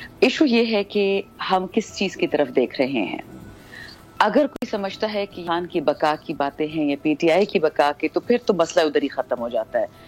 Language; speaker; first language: Urdu; non-native, local second language; Pashto